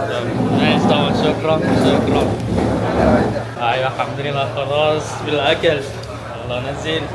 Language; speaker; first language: Arabic; non-native, learner; Chinese